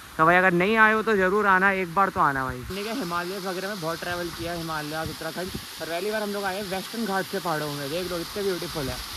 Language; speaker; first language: Hindi; native; Hindi